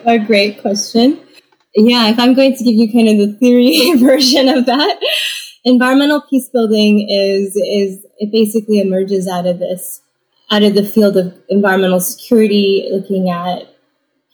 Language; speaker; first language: English; native; English